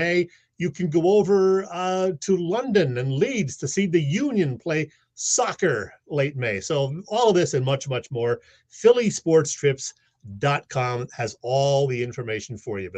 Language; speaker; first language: English; native; English